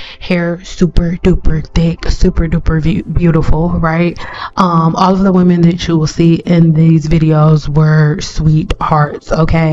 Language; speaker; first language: English; native; English